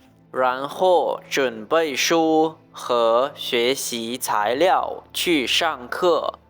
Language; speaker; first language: Chinese; non-native, learner; Lao